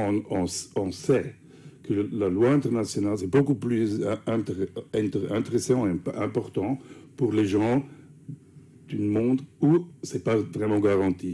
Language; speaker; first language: French; non-native, fluent; English